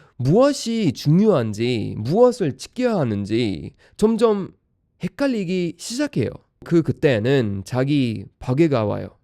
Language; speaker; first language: Korean; non-native, fluent; Swedish